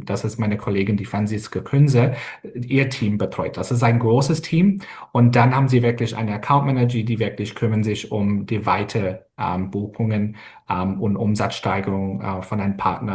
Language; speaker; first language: German; non-native, fluent; English